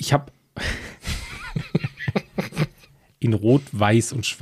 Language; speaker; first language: German; native; German